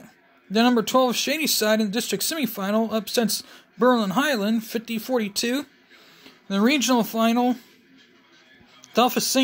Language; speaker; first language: English; native; English